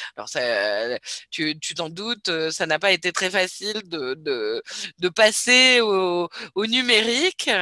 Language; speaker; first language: French; native; French